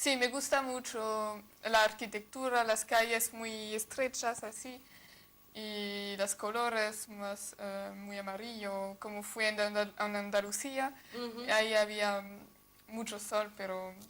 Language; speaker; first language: Spanish; non-native, fluent; French